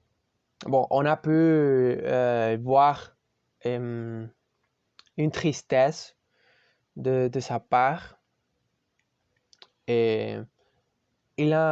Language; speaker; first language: French; non-native, learner; Spanish